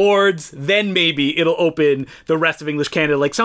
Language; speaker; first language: English; non-native, fluent; French